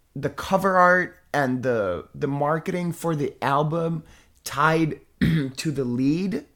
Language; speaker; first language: English; non-native, fluent; Italian